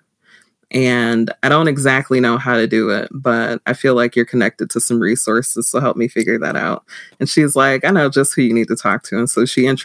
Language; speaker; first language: English; native; English